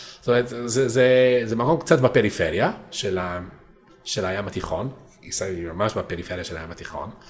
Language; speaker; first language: Hebrew; non-native, fluent; Italian